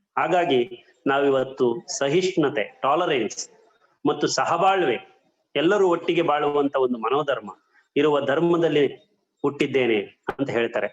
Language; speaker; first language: Kannada; native; Kannada